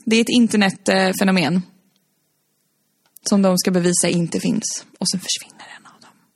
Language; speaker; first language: Swedish; native; Swedish